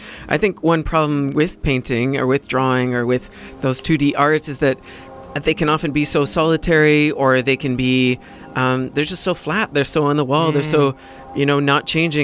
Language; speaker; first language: English; native; English